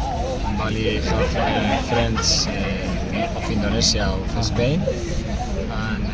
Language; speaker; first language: English; non-native, learner; Spanish